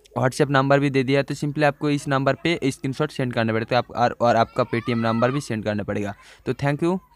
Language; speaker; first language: Hindi; non-native, local second language; Bangla